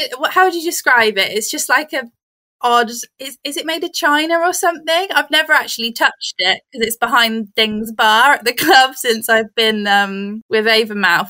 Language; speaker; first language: English; native; English